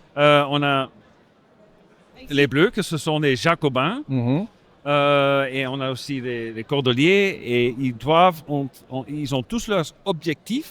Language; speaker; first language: French; non-native, local second language; Dutch